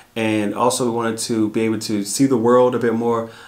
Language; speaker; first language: English; native; English